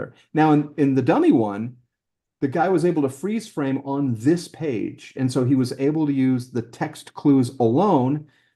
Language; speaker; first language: English; native; English